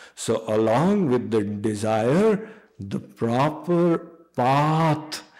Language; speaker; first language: English; non-native, local second language; Hindi